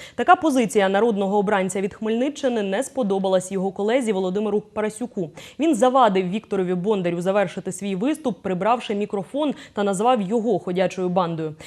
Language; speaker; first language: Ukrainian; native; Ukrainian